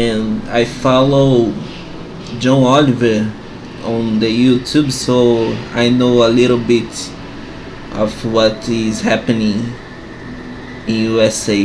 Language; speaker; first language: English; non-native, fluent; Portuguese